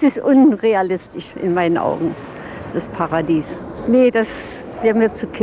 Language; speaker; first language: German; non-native, learner; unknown